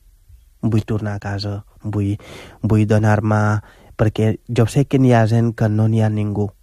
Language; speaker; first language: Catalan; non-native, fluent; Wolof